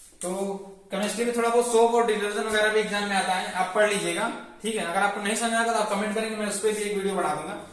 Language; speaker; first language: Hindi; native; Hindi